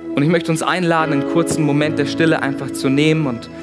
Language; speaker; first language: German; native; German